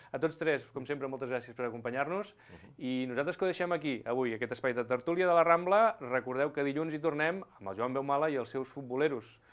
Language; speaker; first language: Catalan; native; Catalan